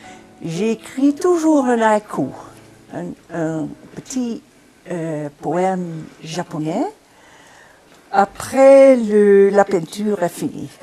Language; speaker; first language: French; non-native, fluent; Dutch